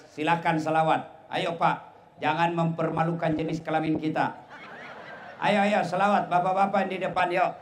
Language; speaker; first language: Indonesian; non-native, local second language; Buginese